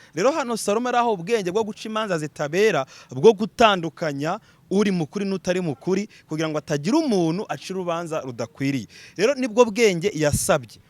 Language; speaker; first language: Kinyarwanda; native; Kinyarwanda